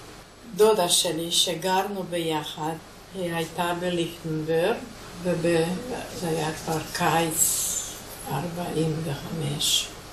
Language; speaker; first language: Hebrew; non-native, fluent; Hungarian